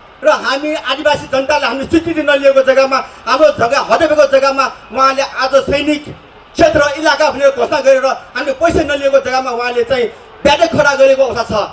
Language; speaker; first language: Nepali; non-native, local second language; Newari